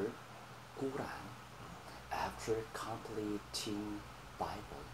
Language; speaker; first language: English; non-native, learner; Korean